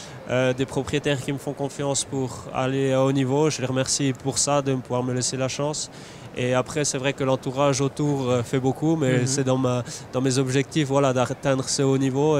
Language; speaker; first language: French; native; French